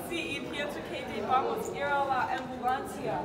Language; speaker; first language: Spanish; non-native, learner; English